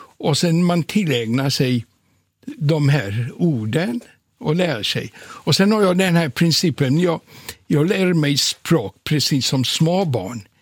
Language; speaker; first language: Swedish; non-native, fluent; Polish